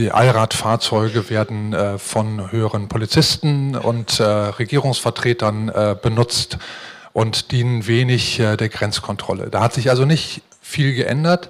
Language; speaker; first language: German; native; German